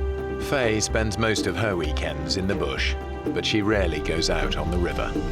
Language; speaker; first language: English; native; English